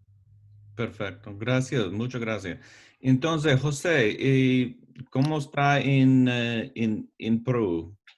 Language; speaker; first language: Spanish; non-native, learner; English